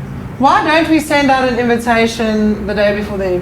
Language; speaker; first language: English; native; English